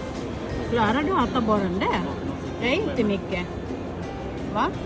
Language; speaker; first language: Swedish; non-native, learner; Filipino